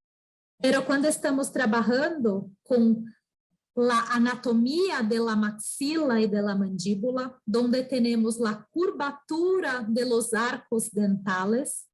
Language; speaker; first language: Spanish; non-native, fluent; Portuguese